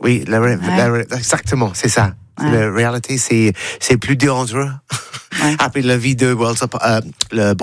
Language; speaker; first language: French; non-native, learner; English